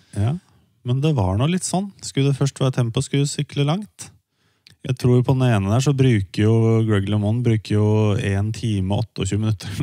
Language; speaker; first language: Norwegian; native; Norwegian